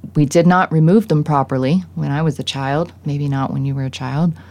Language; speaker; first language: English; native; English